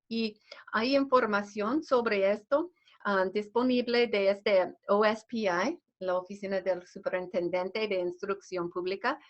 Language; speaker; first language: Spanish; non-native, fluent; English